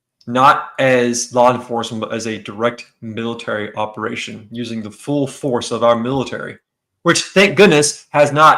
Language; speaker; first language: English; native; English